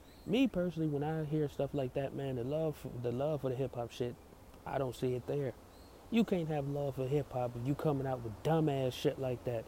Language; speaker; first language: English; native; English